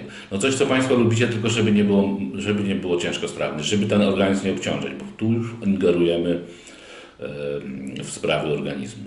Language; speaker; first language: Polish; native; Polish